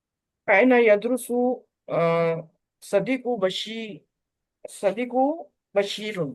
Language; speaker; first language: Arabic; non-native, learner; Urdu